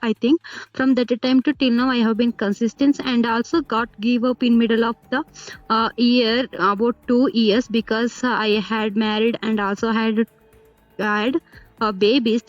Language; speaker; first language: English; non-native, learner; Kannada